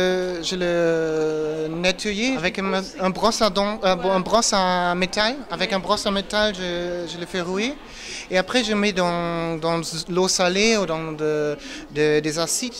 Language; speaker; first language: French; non-native, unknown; German